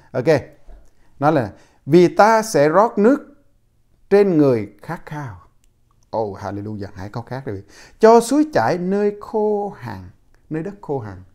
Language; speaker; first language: Vietnamese; non-native, local second language; Jarai